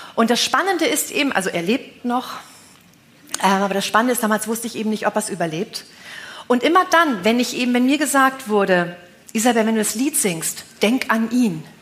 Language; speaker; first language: German; native; German